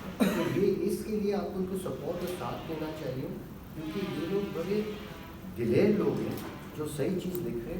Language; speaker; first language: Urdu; non-native, local second language; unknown